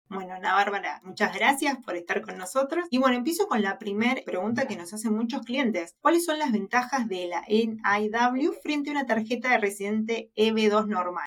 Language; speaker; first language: Spanish; native; Spanish